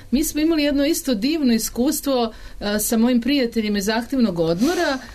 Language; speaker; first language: Serbian; native; Serbian